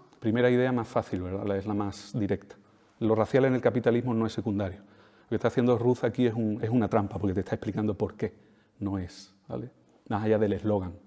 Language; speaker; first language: Spanish; native; Spanish